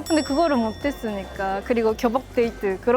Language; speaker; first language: Korean; non-native, fluent; Japanese